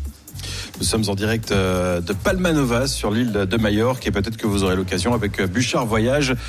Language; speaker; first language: French; native; French